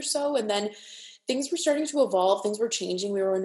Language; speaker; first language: English; native; English